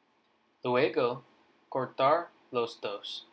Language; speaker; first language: Spanish; non-native, learner; English